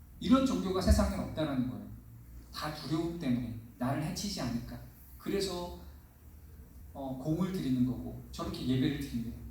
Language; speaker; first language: Korean; native; Korean